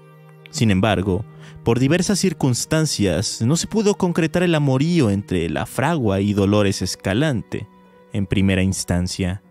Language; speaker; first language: Spanish; native; Spanish